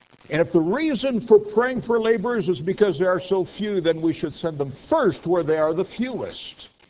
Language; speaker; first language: English; non-native, fluent; French